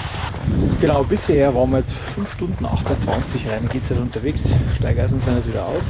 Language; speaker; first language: German; native; German